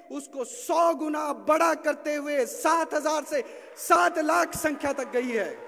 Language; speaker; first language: Hindi; native; Hindi